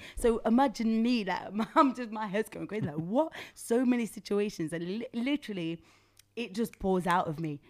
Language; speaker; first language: English; native; English